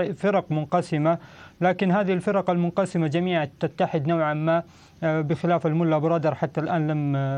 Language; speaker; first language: Arabic; non-native, fluent; Pashto